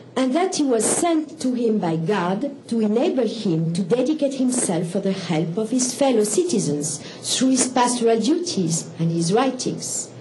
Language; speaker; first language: English; non-native, fluent; French